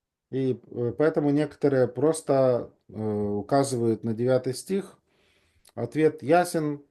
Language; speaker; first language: Russian; native; Russian